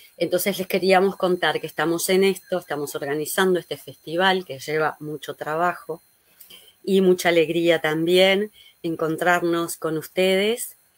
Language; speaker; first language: Spanish; native; Spanish